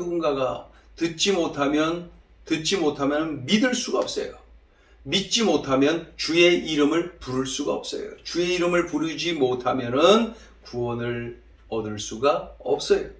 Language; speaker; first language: Korean; native; Korean